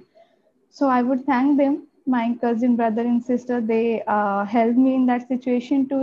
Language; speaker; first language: English; non-native, local second language; Odia